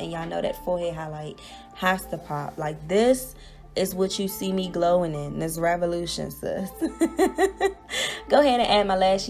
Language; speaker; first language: English; native; English